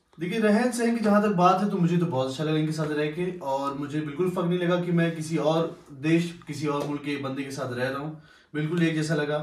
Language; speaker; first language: Hindi; native; Hindi